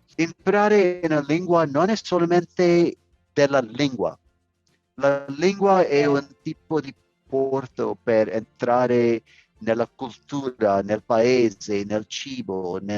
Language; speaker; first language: Italian; non-native, learner; English